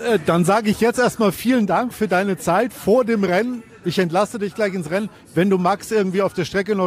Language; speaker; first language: German; native; German